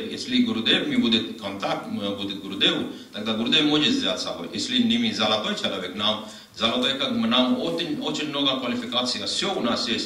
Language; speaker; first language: Russian; non-native, learner; Hindi